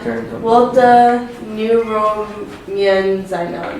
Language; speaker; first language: Chinese; non-native, learner; English